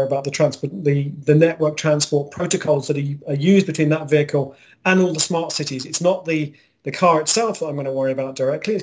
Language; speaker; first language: English; native; English